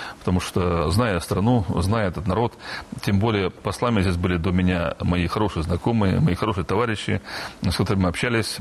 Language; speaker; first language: Russian; non-native, local second language; Romanian